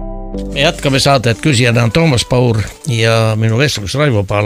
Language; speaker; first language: Estonian; native; Estonian